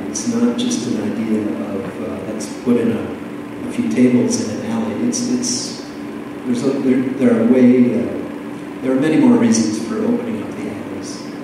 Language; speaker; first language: English; native; English